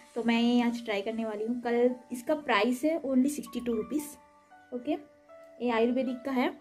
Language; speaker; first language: Hindi; native; Hindi